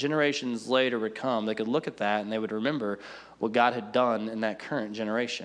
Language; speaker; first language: English; native; English